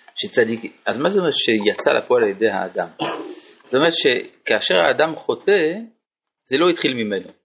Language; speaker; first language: Hebrew; non-native, fluent; French